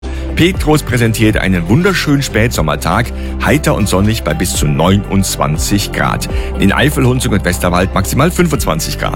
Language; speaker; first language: German; native; German